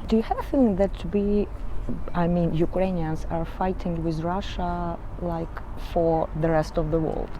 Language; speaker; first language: English; non-native, learner; Ukrainian